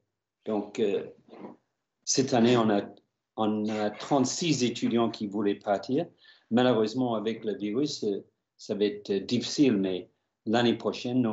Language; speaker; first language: French; non-native, fluent; English